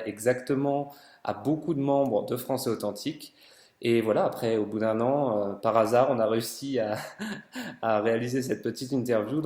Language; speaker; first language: French; native; French